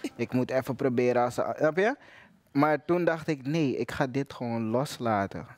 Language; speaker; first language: Dutch; native; Dutch